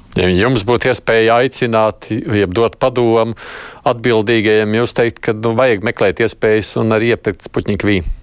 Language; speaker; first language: Latvian; native; Latvian